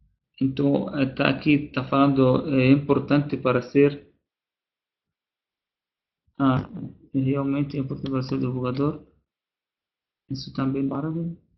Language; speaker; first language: Portuguese; non-native, fluent; Arabic